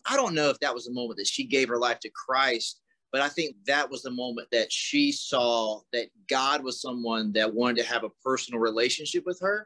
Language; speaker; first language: English; native; English